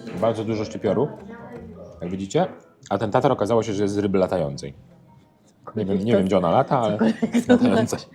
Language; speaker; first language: Polish; native; Polish